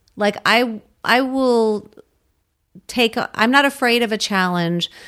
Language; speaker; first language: English; native; English